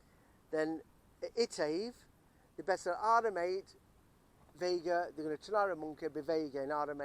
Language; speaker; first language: Hungarian; early bilingual, heritage; English